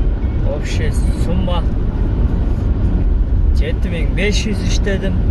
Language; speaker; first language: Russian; non-native, local second language; Kyrgyz